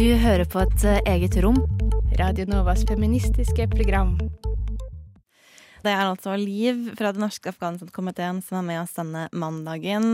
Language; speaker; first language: Norwegian; native; Norwegian